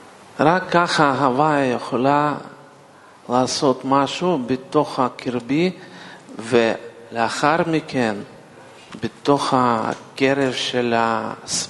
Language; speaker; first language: Hebrew; non-native, fluent; Russian